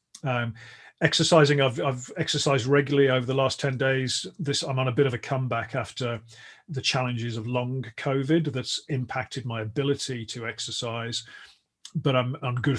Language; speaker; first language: English; native; English